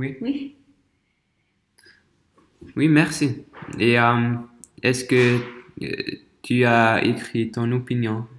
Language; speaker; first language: French; non-native, fluent; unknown